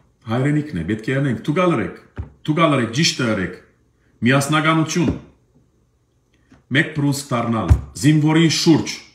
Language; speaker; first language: Armenian; early bilingual, heritage; Armenian